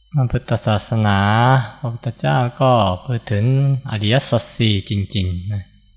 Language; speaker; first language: Thai; non-native, fluent; Japanese